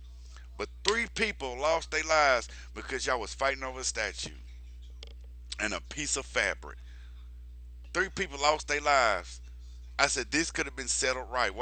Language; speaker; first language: English; native; English